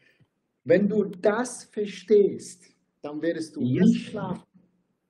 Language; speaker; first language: German; non-native, fluent; Turkish